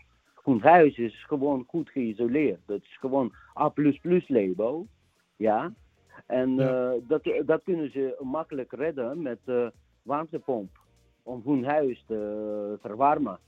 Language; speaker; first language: Dutch; non-native, fluent; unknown